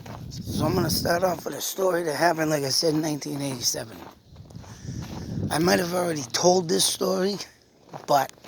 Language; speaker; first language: English; native; English